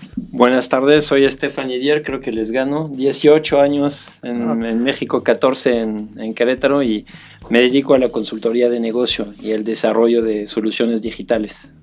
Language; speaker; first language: Spanish; non-native, fluent; French